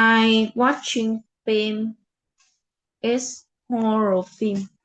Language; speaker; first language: English; non-native, learner; Vietnamese